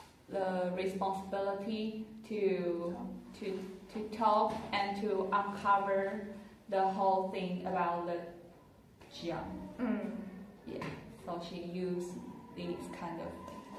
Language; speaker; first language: English; non-native, learner; Chinese